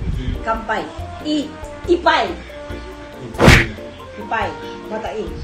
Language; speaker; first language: Japanese; non-native, learner; Filipino